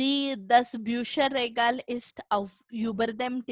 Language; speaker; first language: German; non-native, fluent; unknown